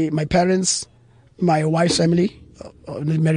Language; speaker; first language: English; non-native, local second language; Xhosa